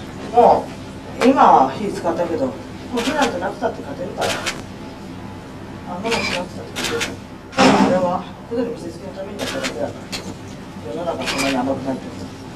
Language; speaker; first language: Japanese; native; Japanese